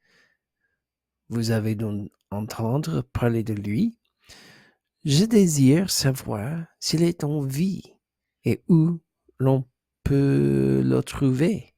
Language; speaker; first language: French; non-native, learner; English